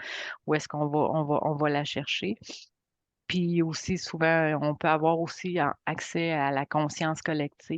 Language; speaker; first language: French; native; French